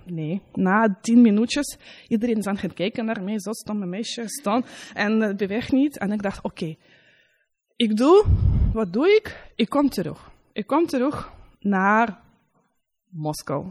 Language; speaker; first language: Dutch; non-native, learner; Russian